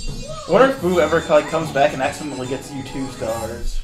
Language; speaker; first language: English; native; English